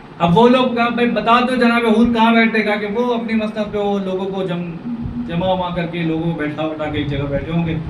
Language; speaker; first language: Urdu; native; Urdu